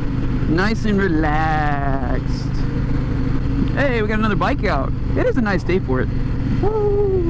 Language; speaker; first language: English; native; English